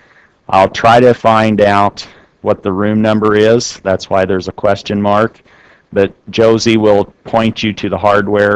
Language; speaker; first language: English; native; English